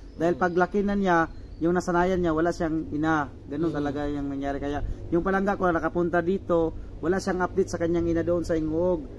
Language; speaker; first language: Filipino; non-native, local second language; Cebuano